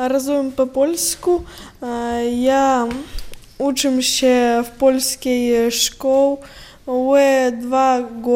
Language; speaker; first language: Polish; non-native, learner; Russian